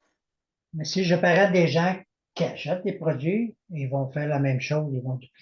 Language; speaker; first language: French; native; French